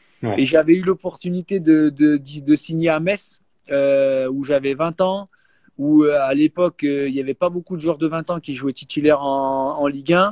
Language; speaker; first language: French; native; French